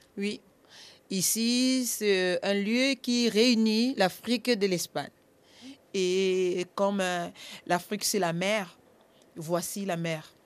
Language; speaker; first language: French; non-native, local second language; Lingala